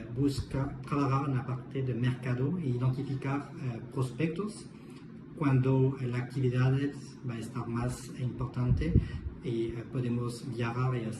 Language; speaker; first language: Spanish; non-native, fluent; French